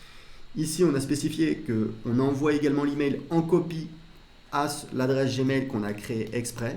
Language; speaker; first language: French; native; French